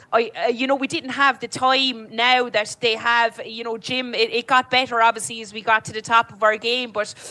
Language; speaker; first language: English; native; English